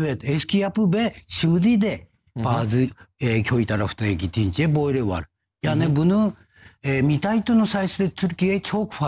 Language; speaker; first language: Turkish; non-native, learner; Japanese